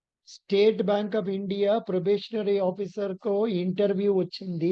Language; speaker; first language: Telugu; non-native, local second language; Tamil